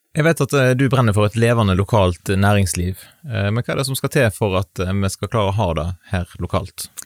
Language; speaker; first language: Norwegian; native; Norwegian